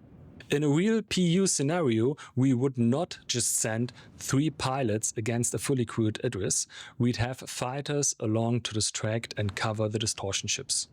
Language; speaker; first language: English; non-native, fluent; German